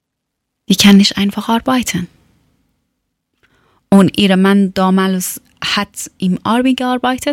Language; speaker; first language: German; non-native, learner; Persian